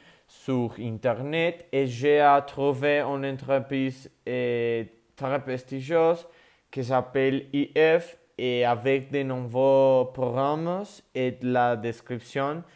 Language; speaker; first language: French; non-native, learner; Spanish